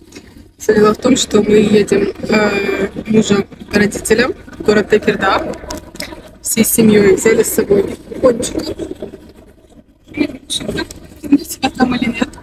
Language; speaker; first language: Russian; native; Russian